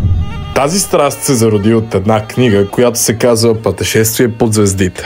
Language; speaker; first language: Bulgarian; native; Bulgarian